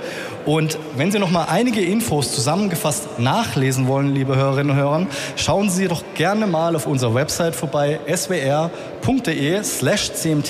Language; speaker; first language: German; native; German